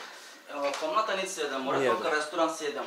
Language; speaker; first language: Russian; non-native, learner; Turkish